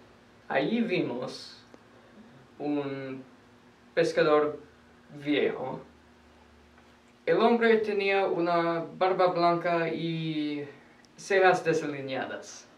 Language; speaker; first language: Spanish; non-native, learner; English